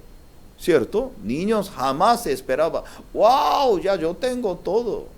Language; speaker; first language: Spanish; non-native, learner; Korean